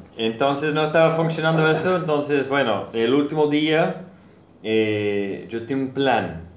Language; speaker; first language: Spanish; non-native, learner; English